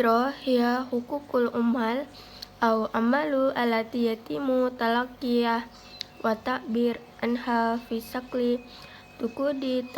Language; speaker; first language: Arabic; non-native, learner; Indonesian